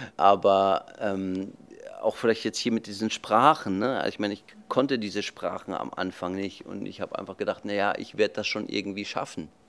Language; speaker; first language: German; native; German